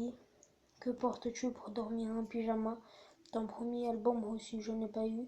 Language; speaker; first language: French; native; French